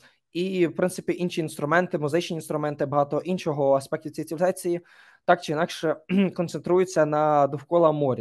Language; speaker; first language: Ukrainian; native; Ukrainian